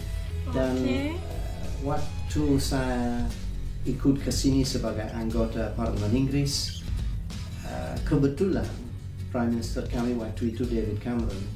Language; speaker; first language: Indonesian; non-native, fluent; English